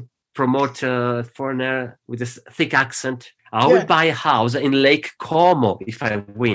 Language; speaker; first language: English; non-native, fluent; Italian